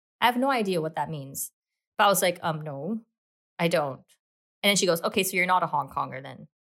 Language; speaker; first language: English; native; English